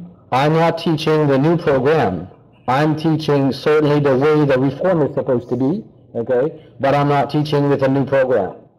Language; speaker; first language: English; non-native, fluent; French